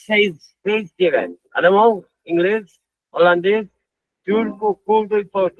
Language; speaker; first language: Portuguese; non-native, learner; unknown